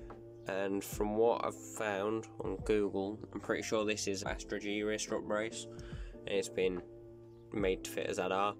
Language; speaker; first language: English; native; English